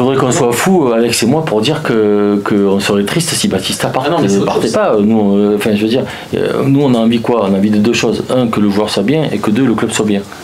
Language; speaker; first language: French; native; French